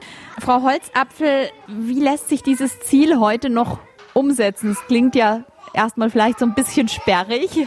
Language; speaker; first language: German; native; German